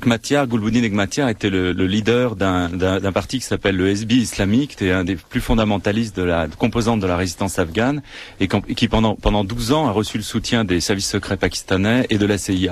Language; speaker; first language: French; native; French